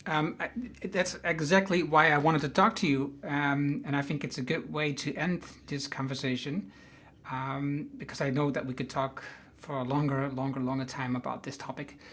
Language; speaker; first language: English; non-native, fluent; Dutch